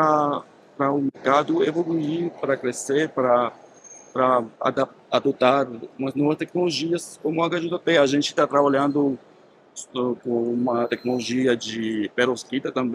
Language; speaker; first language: Portuguese; non-native, fluent; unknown